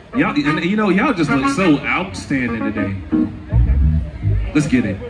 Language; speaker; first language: English; native; English